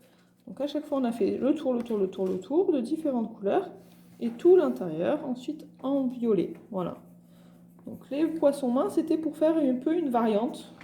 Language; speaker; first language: French; native; French